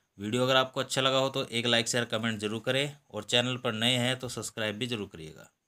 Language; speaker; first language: Hindi; native; Hindi